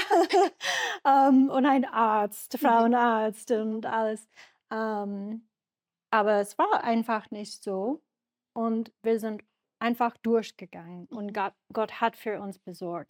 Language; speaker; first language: German; non-native, fluent; English